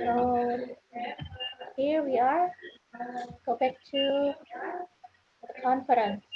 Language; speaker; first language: English; non-native, fluent; Indonesian